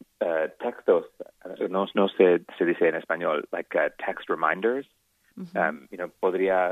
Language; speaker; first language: Spanish; non-native, learner; English